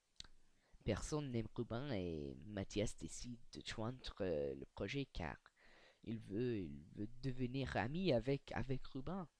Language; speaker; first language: French; non-native, learner; English